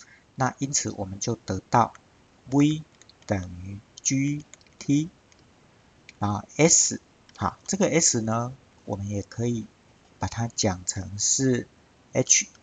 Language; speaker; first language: Chinese; native; Chinese